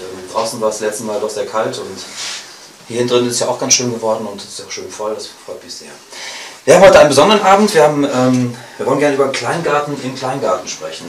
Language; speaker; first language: German; native; German